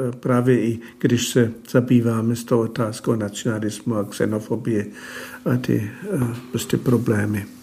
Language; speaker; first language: Czech; non-native, fluent; German